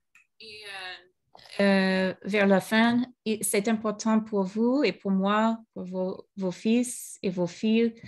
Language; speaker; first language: French; non-native, fluent; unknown